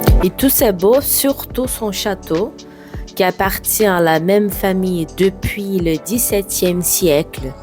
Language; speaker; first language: French; non-native, fluent; Portuguese